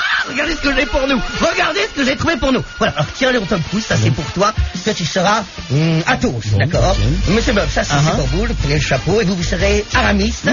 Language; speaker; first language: French; native; French